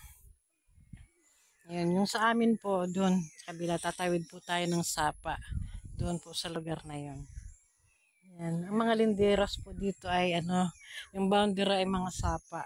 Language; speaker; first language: Filipino; native; Filipino